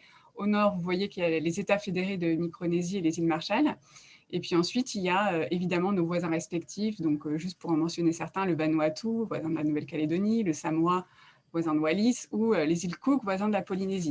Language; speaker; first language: French; native; French